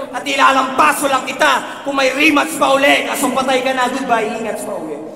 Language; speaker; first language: Filipino; native; Filipino